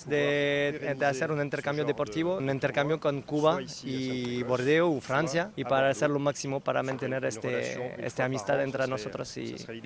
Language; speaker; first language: Spanish; non-native, learner; French